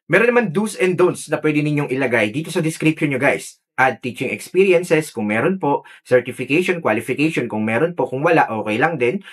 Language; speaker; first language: Filipino; native; Filipino